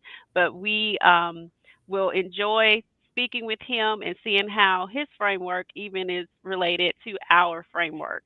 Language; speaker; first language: English; native; English